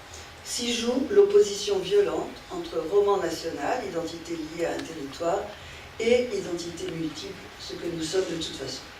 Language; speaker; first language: French; native; French